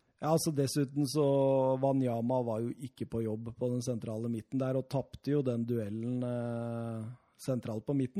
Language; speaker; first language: Norwegian; native; Norwegian